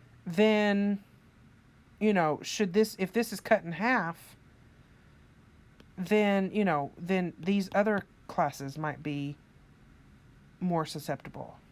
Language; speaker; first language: English; native; English